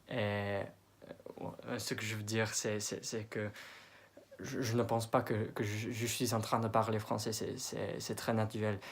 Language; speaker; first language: French; non-native, fluent; English